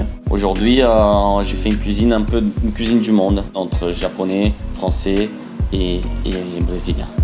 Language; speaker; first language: French; non-native, fluent; Portuguese